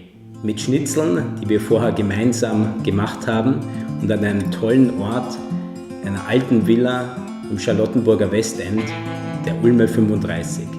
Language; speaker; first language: German; native; German